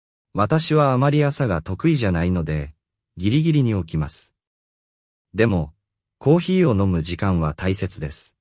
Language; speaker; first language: Japanese; non-native, fluent; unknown